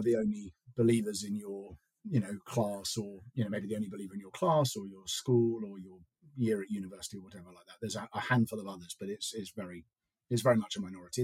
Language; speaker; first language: English; native; English